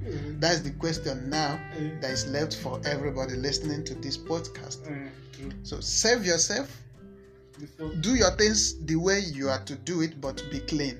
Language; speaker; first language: English; non-native, local second language; Igbo